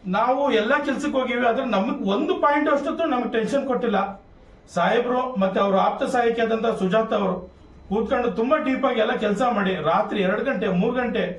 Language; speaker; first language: Kannada; native; Kannada